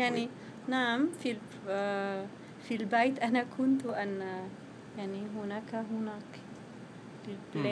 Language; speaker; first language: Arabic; non-native, fluent; Spanish